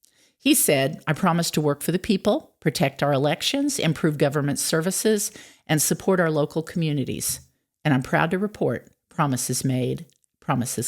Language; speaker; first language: English; native; English